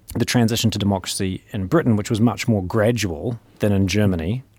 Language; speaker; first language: English; native; English